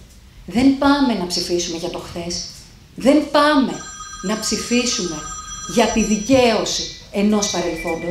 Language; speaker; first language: Greek; native; Greek